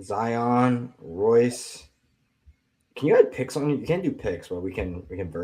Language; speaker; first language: English; native; English